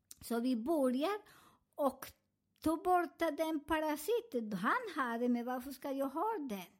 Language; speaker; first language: Swedish; non-native, fluent; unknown